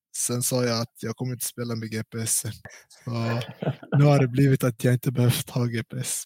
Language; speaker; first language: Swedish; early bilingual, other home language; Central Kurdish